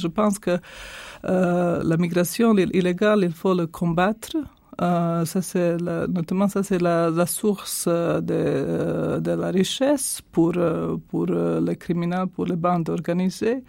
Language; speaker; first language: French; non-native, fluent; Croatian